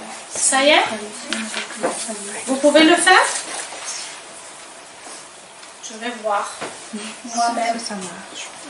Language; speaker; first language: French; non-native, fluent; Ukrainian